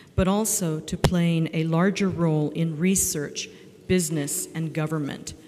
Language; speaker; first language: English; native; English